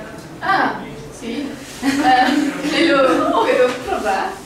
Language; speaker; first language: Spanish; non-native, learner; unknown